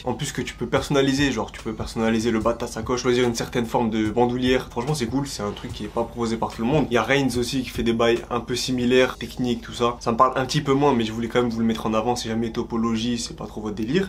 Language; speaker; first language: French; native; French